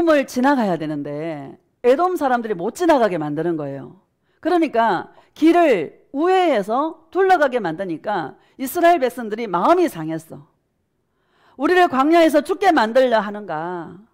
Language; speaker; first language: Korean; native; Korean